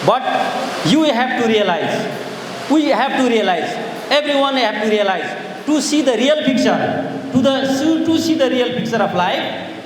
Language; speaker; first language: English; non-native, local second language; Nepali